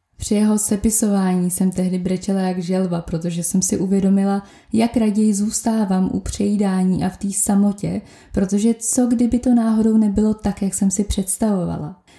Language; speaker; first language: Czech; native; Czech